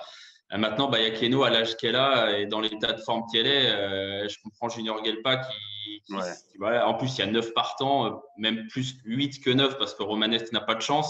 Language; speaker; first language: French; native; French